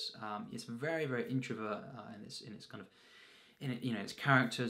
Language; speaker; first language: English; native; English